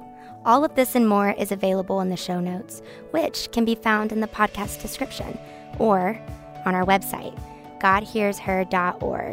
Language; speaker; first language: English; native; English